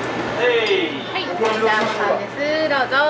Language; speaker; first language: Japanese; native; Japanese